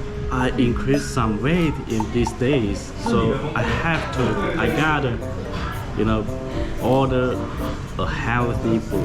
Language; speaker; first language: English; non-native, fluent; Chinese